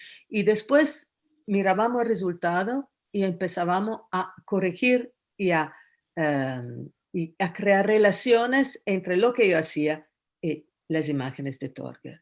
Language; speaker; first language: Spanish; non-native, fluent; Italian